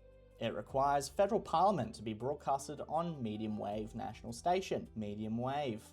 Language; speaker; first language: English; native; English